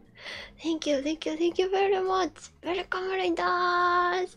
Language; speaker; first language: English; non-native, learner; Japanese